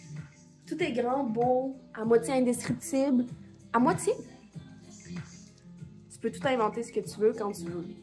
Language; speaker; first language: French; native; French